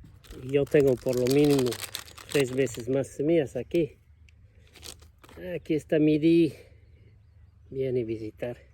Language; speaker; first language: Spanish; non-native, fluent; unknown